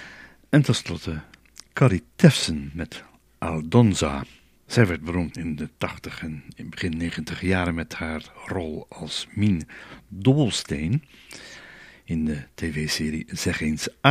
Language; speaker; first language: Dutch; native; Dutch